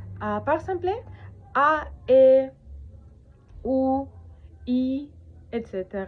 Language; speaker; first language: French; non-native, learner; Spanish